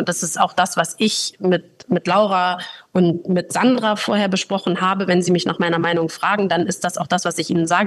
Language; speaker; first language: German; native; German